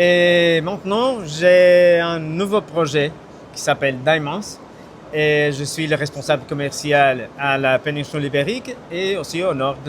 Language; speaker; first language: French; non-native, fluent; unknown